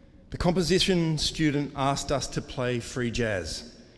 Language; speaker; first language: English; native; English